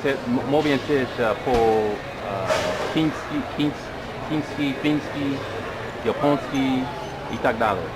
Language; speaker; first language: Polish; non-native, learner; English